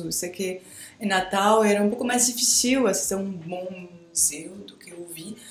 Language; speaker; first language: Portuguese; non-native, fluent; French